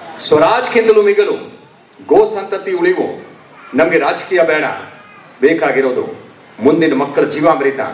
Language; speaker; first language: Kannada; non-native, local second language; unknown